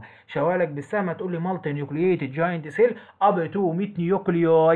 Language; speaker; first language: Arabic; native; Arabic